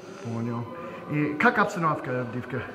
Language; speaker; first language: Russian; non-native, learner; English